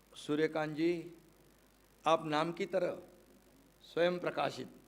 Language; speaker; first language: Hindi; non-native, local second language; Marathi